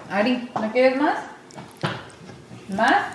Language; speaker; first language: Spanish; early bilingual, heritage; English